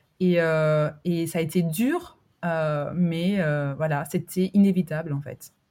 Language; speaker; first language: French; early bilingual, other home language; Albanian